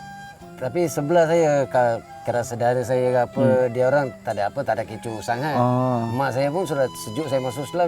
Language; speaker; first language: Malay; non-native, local second language; Tamil